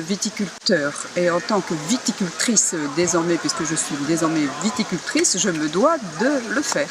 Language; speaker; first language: French; native; French